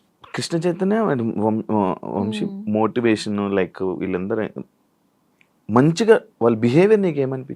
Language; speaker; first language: Telugu; native; Telugu